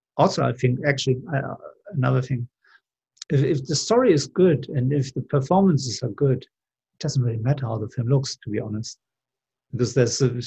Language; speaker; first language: English; non-native, fluent; German